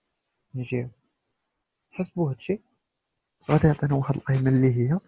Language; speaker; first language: Arabic; native; Arabic